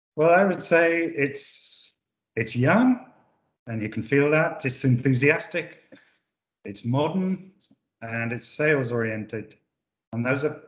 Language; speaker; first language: English; native; English